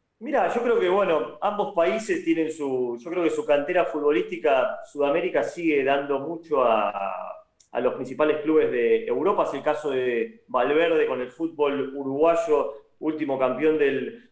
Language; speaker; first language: Spanish; native; Spanish